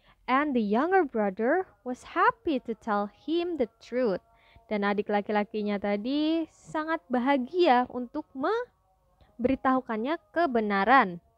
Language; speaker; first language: English; non-native, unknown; Indonesian